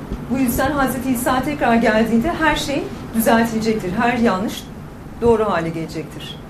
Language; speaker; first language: Turkish; native; Turkish